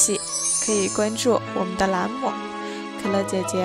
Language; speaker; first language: Chinese; native; Chinese